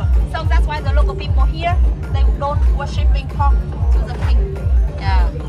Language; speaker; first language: English; non-native, fluent; Vietnamese